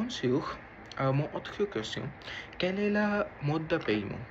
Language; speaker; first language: French; non-native, learner; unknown